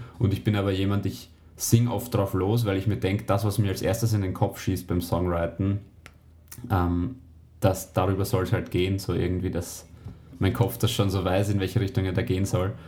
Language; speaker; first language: German; native; German